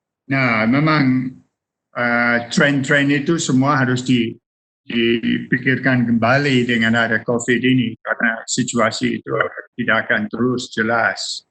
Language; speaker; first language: Indonesian; non-native, fluent; English